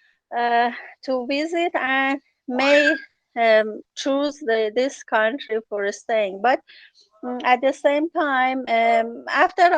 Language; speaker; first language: English; non-native, learner; Persian